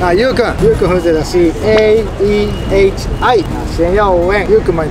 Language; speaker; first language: Chinese; non-native, fluent; Japanese